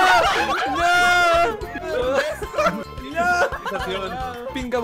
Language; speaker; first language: Spanish; native; Spanish